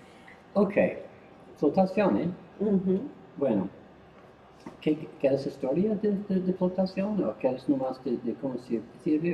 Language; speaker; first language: Spanish; non-native, fluent; English